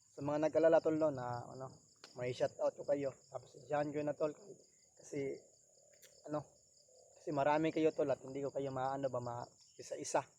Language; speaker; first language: Filipino; non-native, local second language; Cebuano